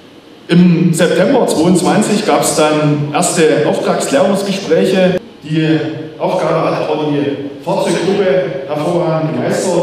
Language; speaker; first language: German; native; German